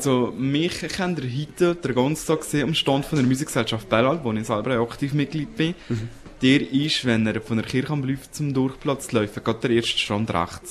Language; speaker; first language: German; native; German